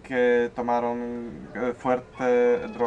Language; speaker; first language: Spanish; non-native, learner; Polish